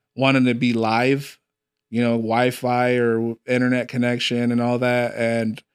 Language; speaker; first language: English; native; English